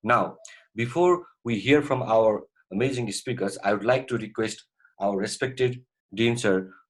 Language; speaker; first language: English; non-native, local second language; Nepali